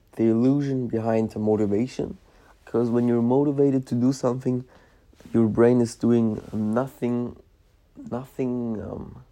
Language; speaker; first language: English; non-native, fluent; Polish